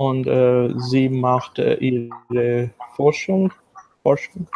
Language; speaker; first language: German; non-native, learner; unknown